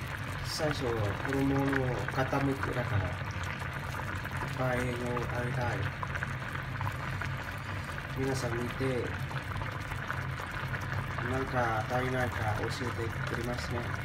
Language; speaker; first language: Japanese; non-native, learner; Vietnamese